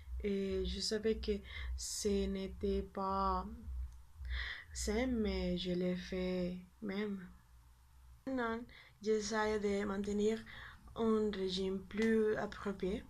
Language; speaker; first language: French; non-native, learner; Spanish